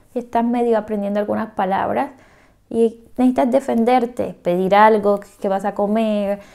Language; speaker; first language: Spanish; native; Spanish